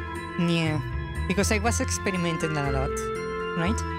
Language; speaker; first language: English; non-native, fluent; Spanish